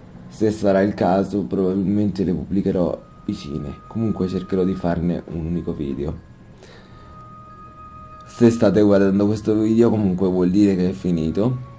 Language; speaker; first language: Italian; native; Italian